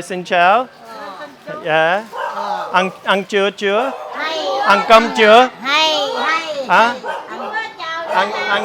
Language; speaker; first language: Vietnamese; non-native, learner; English